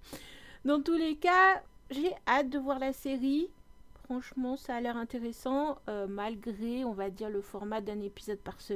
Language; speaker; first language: French; native; French